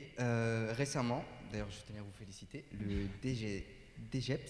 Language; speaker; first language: French; native; French